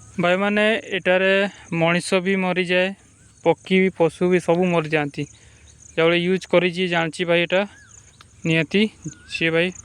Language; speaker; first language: Odia; non-native, local second language; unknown